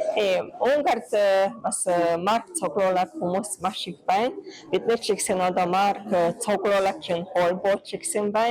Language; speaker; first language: Mongolian; non-native, fluent; Hungarian